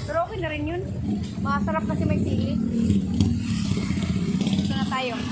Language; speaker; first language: Filipino; non-native, local second language; Cebuano